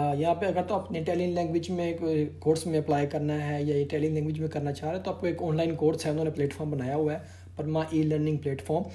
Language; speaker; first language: Urdu; non-native, local second language; Punjabi